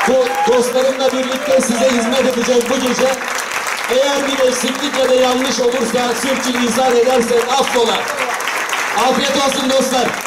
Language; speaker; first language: Turkish; native; Turkish